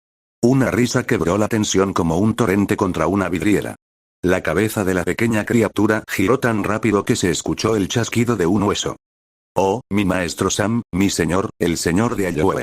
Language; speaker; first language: Spanish; native; Spanish